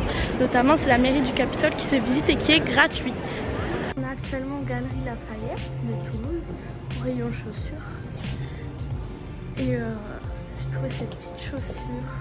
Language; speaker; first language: French; native; French